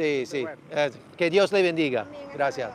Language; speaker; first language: Spanish; non-native, learner; English